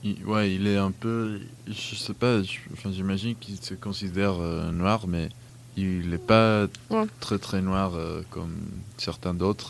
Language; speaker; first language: French; non-native, fluent; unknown